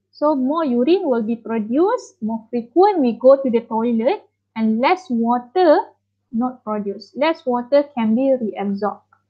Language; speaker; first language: English; non-native, local second language; Malay